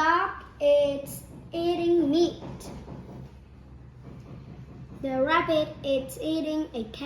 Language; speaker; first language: English; non-native, learner; Vietnamese